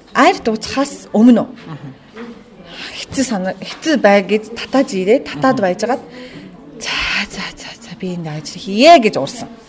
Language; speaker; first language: Mongolian; non-native, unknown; Japanese